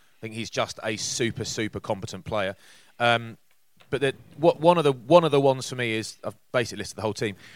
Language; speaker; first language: English; native; English